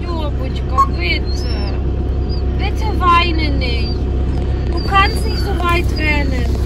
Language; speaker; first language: German; non-native, learner; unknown